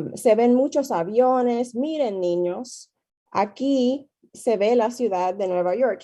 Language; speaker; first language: Spanish; native; Spanish